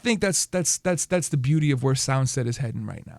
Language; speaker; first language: English; native; English